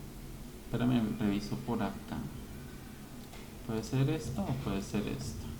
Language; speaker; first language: Spanish; native; Spanish